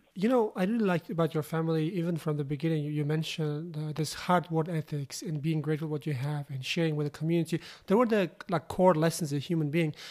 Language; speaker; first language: English; non-native, fluent; Uzbek